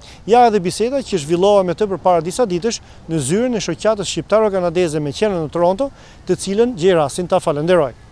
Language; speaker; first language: Albanian; native; Albanian